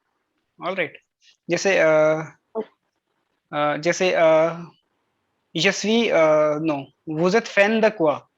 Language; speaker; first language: French; non-native, fluent; Hindi